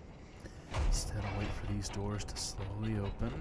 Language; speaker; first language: English; native; English